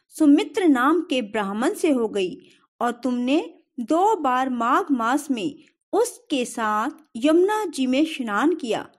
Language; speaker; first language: Hindi; native; Hindi